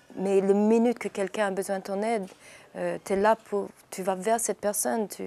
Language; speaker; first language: French; early bilingual, heritage; English